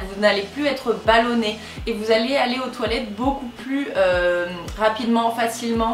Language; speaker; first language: French; native; French